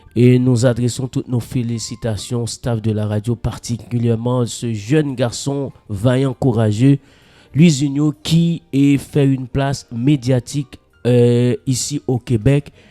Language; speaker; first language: French; non-native, local second language; Haitian Creole